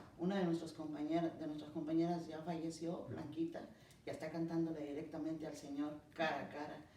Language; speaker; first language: Spanish; native; Spanish